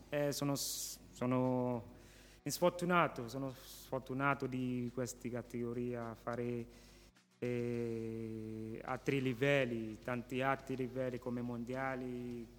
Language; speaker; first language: Italian; non-native, local second language; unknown